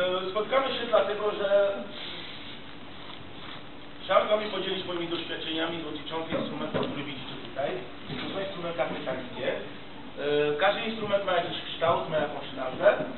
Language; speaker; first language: Polish; non-native, fluent; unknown